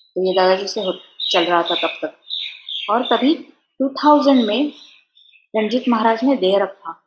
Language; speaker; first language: Hindi; non-native, local second language; Marathi